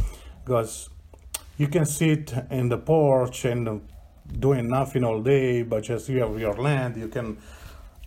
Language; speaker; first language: English; non-native, learner; Italian